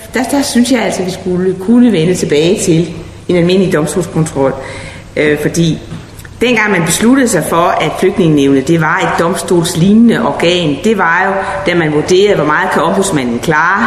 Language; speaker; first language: Danish; native; Danish